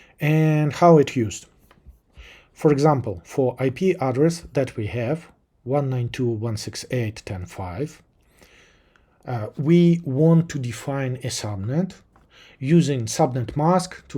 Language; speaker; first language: English; non-native, fluent; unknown